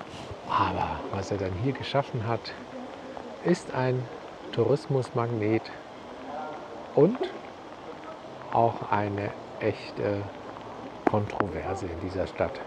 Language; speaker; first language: German; native; German